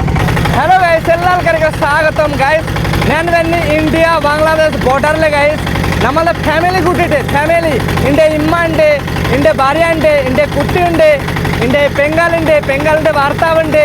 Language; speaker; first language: Malayalam; non-native, learner; Bangla